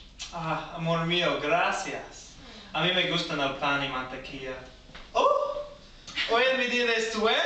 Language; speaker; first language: Spanish; non-native, learner; English